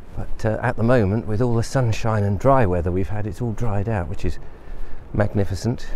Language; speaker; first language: English; native; English